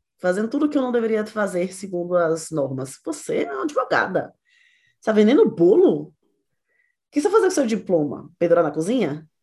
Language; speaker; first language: Portuguese; native; Portuguese